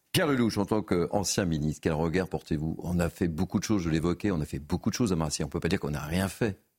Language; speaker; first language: French; native; French